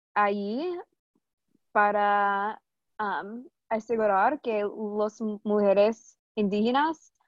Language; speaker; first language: Spanish; non-native, learner; English